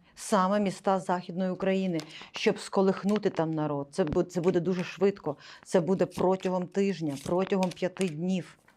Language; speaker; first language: Ukrainian; non-native, local second language; Russian